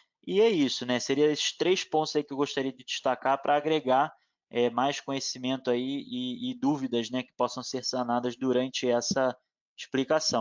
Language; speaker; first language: Portuguese; native; Portuguese